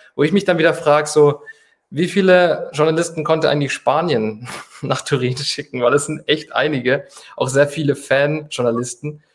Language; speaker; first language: German; non-native, fluent; Spanish